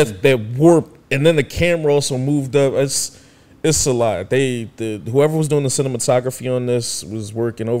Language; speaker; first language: English; native; English